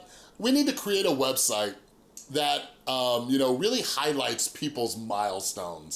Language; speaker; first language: English; native; English